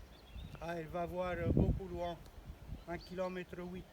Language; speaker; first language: French; non-native, learner; Italian